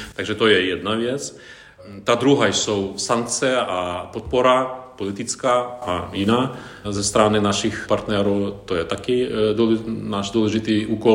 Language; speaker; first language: Czech; non-native, fluent; Ukrainian